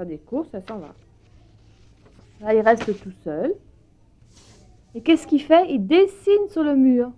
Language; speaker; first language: French; native; French